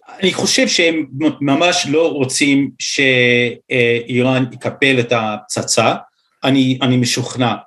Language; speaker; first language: Hebrew; non-native, fluent; English